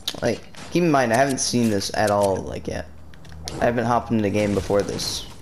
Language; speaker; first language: English; native; English